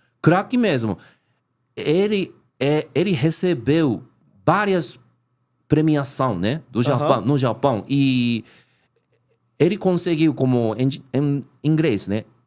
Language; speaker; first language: Portuguese; non-native, learner; Japanese